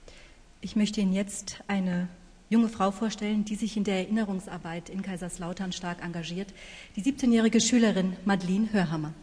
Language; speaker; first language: German; native; German